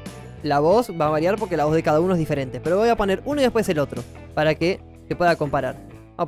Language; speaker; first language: Spanish; native; Spanish